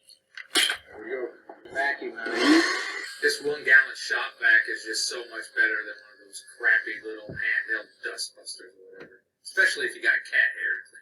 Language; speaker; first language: English; native; English